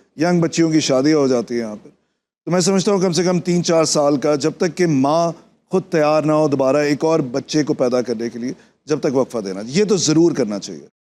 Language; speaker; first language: Urdu; native; Urdu